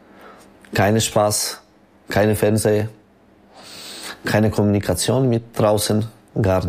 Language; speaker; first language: German; non-native, local second language; French